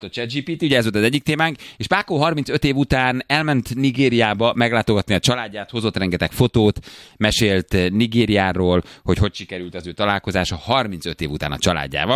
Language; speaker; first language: Hungarian; native; Hungarian